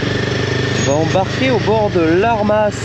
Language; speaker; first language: French; native; French